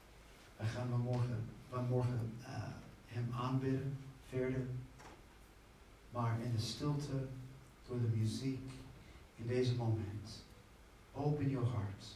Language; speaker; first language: Dutch; non-native, fluent; English